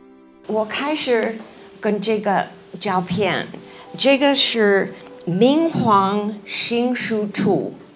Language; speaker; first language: Chinese; non-native, learner; English